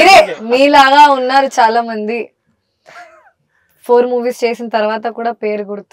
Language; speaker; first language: Telugu; non-native, local second language; Hindi